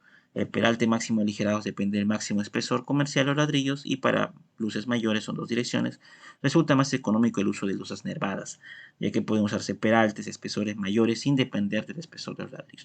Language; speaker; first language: Spanish; native; Spanish